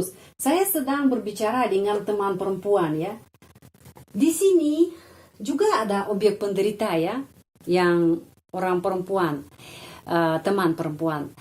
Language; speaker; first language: Indonesian; non-native, fluent; Russian